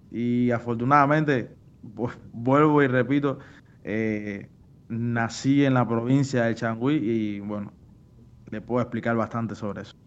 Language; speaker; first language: Spanish; native; Spanish